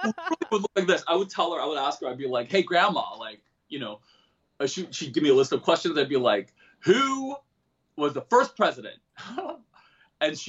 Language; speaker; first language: English; early bilingual, other home language; Korean